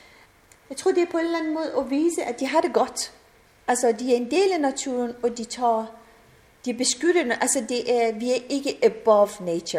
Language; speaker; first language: Danish; non-native, fluent; Persian